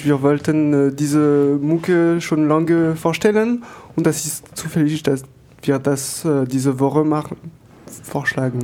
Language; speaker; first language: German; non-native, learner; French